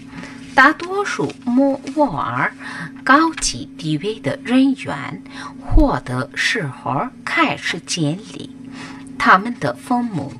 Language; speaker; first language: Chinese; non-native, fluent; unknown